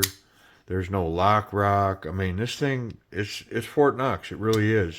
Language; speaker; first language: English; native; English